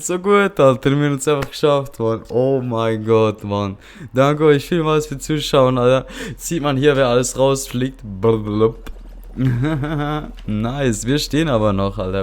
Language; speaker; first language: German; non-native, local second language; Swiss German